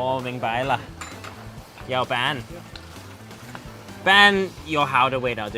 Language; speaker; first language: Chinese; non-native, learner; English